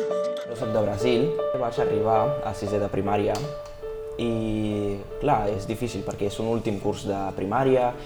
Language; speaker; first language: Catalan; early bilingual, other home language; Portuguese